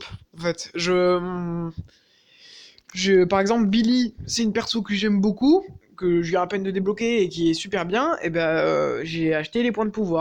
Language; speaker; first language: French; native; French